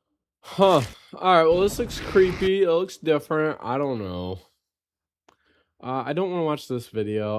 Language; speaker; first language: English; native; English